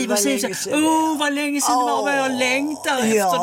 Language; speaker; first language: Swedish; native; Swedish